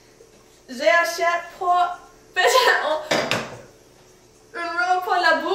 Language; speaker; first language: French; non-native, learner; English